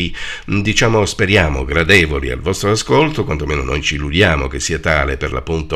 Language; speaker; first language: Italian; native; Italian